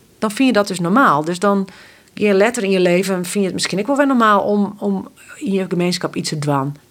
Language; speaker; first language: Dutch; non-native, local second language; Western Frisian